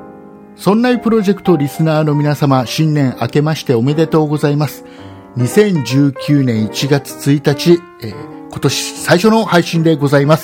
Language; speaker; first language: Japanese; native; Japanese